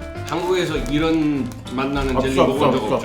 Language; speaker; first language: Korean; non-native, fluent; English